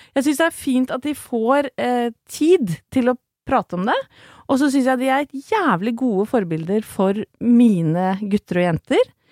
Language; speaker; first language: Norwegian; native; Norwegian